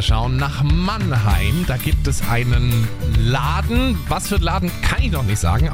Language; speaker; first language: German; native; German